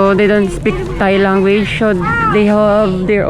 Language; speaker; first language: English; non-native, local second language; Filipino